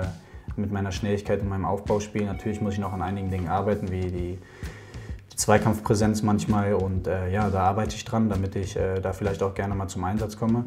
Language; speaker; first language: German; native; German